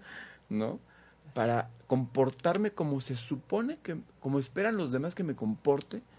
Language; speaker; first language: Spanish; native; Spanish